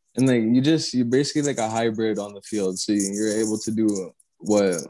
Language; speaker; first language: English; native; English